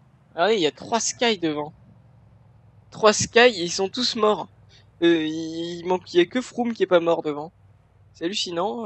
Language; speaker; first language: French; native; French